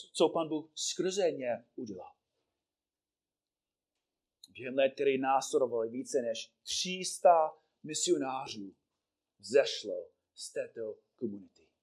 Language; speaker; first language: Czech; non-native, fluent; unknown